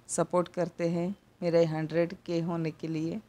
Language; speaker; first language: Hindi; non-native, local second language; Marathi